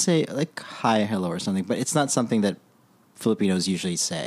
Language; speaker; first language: English; non-native, local second language; Filipino